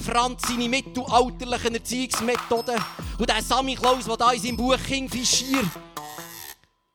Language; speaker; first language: German; native; German